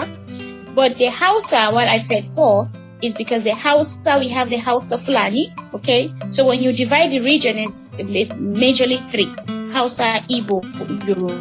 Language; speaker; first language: English; non-native, local second language; Hausa